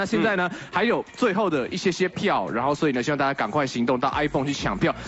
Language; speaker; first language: Chinese; native; Chinese